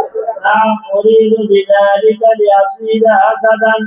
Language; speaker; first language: Arabic; non-native, learner; Bangla